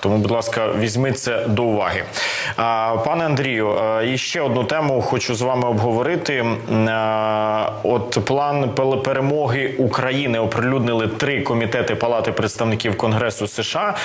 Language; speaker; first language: Ukrainian; native; Ukrainian